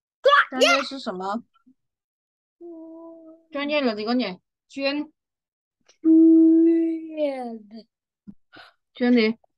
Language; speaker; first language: Chinese; non-native, fluent; Vietnamese